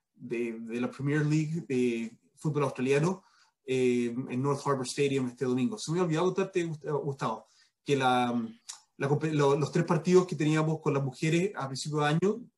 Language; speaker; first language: Spanish; early bilingual, heritage; Spanish